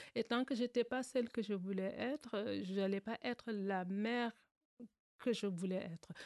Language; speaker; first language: French; non-native, local second language; Wolof